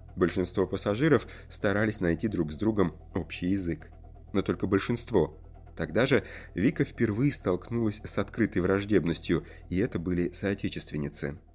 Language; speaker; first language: Russian; native; Russian